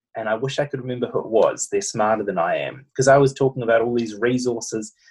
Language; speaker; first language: English; native; English